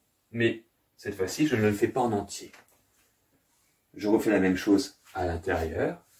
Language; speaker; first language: French; native; French